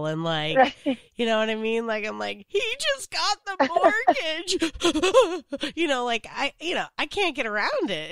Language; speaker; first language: English; native; English